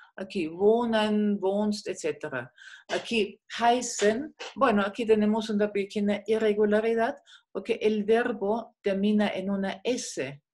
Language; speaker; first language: Spanish; non-native, fluent; German